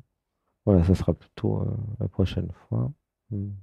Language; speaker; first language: French; native; French